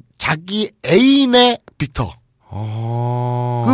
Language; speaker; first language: Korean; native; Korean